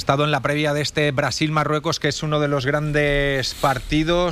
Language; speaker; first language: Spanish; native; Spanish